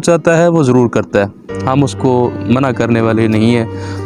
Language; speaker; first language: Urdu; non-native, local second language; Punjabi